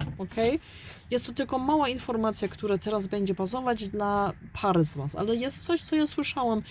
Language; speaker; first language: Polish; early bilingual, heritage; German